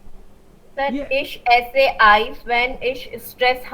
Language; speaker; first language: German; non-native, learner; Hindi